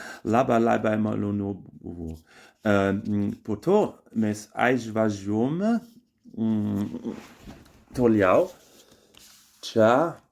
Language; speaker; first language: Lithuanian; non-native, learner; German